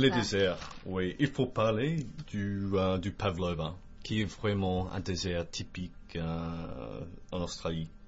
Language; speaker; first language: French; non-native, fluent; English